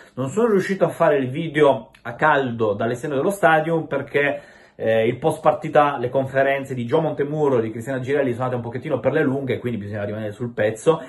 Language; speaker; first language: Italian; native; Italian